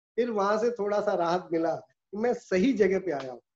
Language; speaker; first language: Hindi; native; Hindi